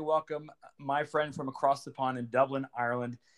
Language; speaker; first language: English; native; English